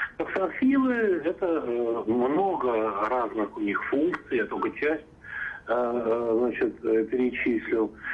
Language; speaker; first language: Russian; native; Russian